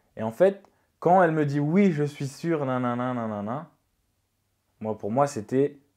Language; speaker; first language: French; native; French